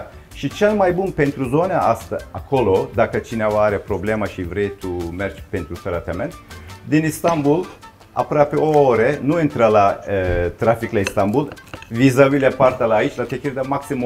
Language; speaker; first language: Romanian; non-native, learner; Turkish